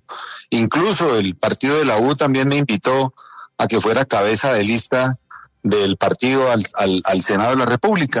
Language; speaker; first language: Spanish; native; Spanish